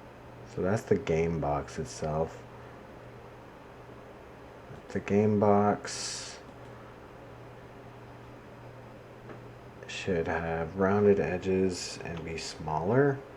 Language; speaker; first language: English; native; English